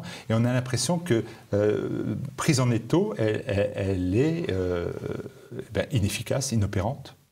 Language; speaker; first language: French; native; French